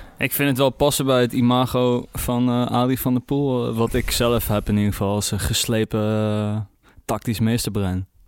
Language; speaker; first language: Dutch; native; Dutch